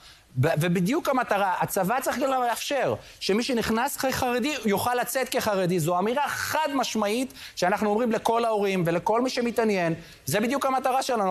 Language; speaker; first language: Hebrew; native; Hebrew